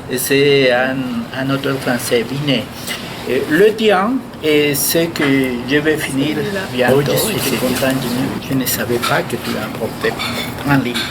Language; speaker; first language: French; non-native, fluent; Spanish